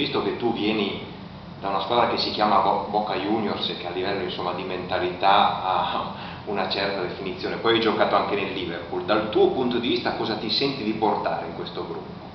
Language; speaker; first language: Italian; native; Italian